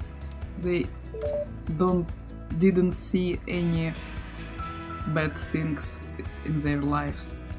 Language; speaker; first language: English; non-native, learner; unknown